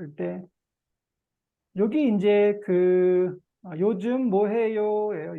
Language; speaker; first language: Korean; native; Korean